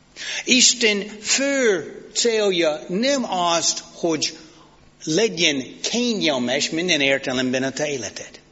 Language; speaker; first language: Hungarian; non-native, fluent; English